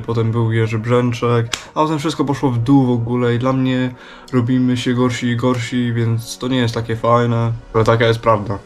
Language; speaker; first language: Polish; early bilingual, heritage; Polish